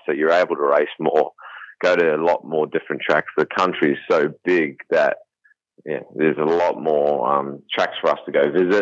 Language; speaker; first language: English; native; English